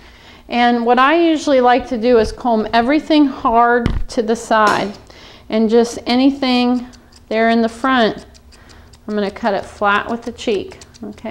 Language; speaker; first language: English; native; English